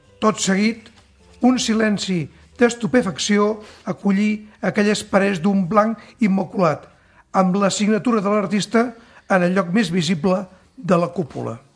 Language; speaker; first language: Catalan; native; Catalan